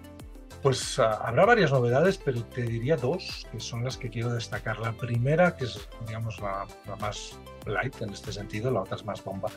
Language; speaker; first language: Spanish; native; Spanish